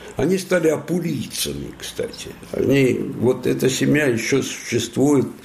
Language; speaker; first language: Russian; non-native, fluent; Italian